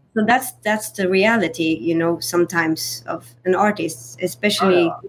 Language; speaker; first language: English; non-native, fluent; Swedish